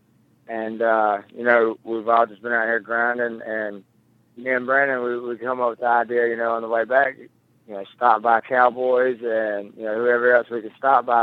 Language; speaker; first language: English; native; English